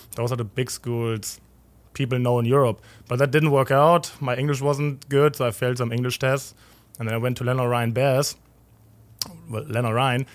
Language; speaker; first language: English; non-native, fluent; German